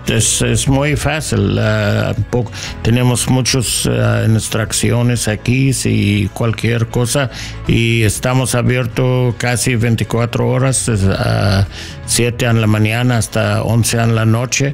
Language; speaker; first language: Spanish; non-native, learner; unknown